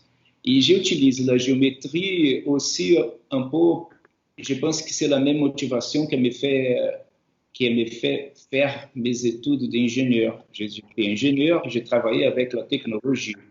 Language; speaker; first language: French; non-native, fluent; Portuguese